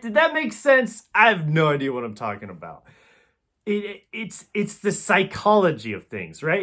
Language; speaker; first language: English; native; English